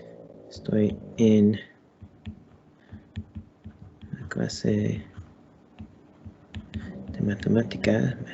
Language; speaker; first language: Spanish; non-native, learner; English